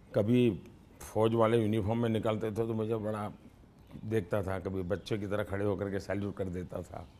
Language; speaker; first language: Hindi; non-native, local second language; Gujarati